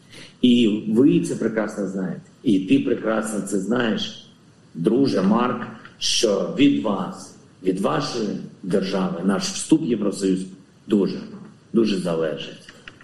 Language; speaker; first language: Ukrainian; non-native, local second language; Russian